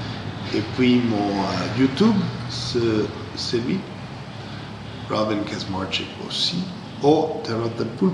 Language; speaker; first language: French; non-native, fluent; English